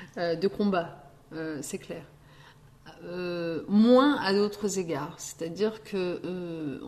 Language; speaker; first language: French; early bilingual, other home language; Riffian